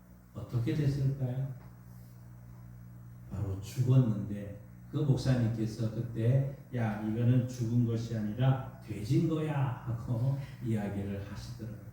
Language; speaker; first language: Korean; native; Korean